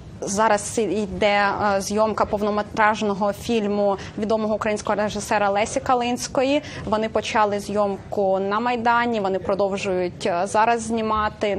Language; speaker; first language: Ukrainian; native; Ukrainian